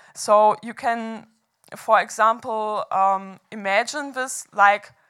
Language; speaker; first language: English; non-native, fluent; German